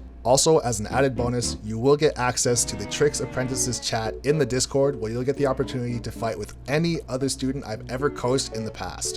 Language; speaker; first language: English; native; English